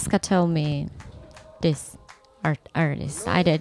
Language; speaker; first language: English; non-native, learner; Japanese